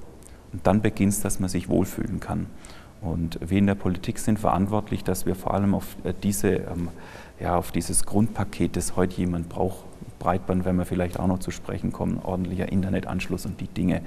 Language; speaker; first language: German; native; German